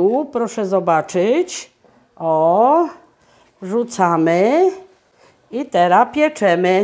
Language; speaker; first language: Polish; non-native, local second language; Romany